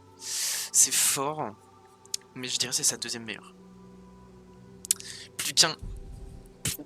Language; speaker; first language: French; native; French